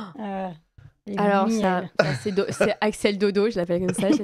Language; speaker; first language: French; native; French